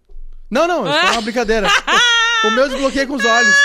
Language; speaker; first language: Portuguese; native; Portuguese